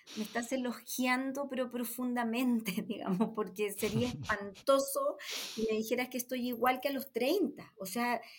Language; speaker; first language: Spanish; native; Spanish